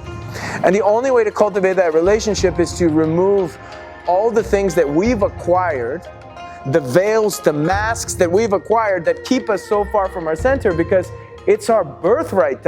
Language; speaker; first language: English; native; English